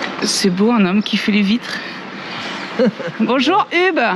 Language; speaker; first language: French; native; French